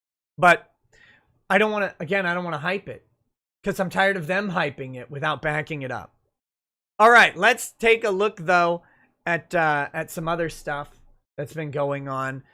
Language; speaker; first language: English; native; English